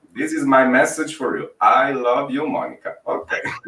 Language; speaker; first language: English; non-native, fluent; Italian